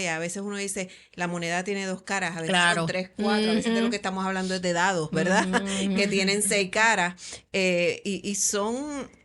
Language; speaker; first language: Spanish; native; Spanish